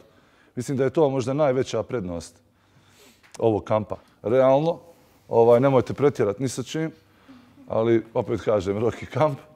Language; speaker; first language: Bosnian; native; Bosnian